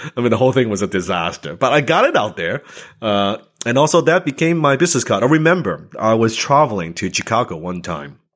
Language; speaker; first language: English; non-native, local second language; Cantonese